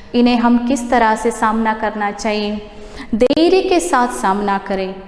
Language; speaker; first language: Hindi; non-native, local second language; Malayalam